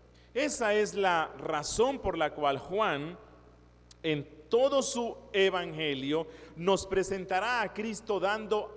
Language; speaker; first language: Spanish; native; Spanish